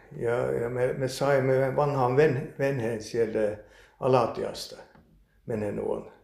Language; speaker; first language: Finnish; early bilingual, heritage; Finnish